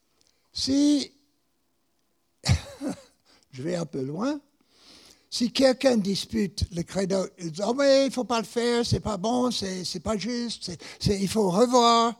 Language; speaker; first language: French; non-native, fluent; English